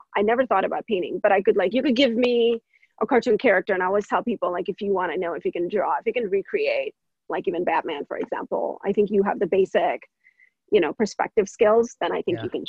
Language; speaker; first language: English; non-native, local second language; Gujarati